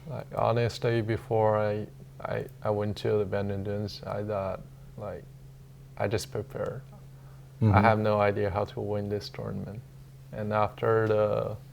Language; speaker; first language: English; non-native, learner; Chinese